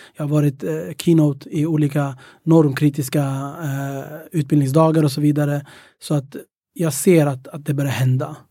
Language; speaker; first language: Swedish; early bilingual, other home language; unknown